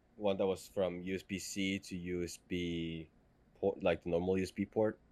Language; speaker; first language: English; non-native, fluent; Danish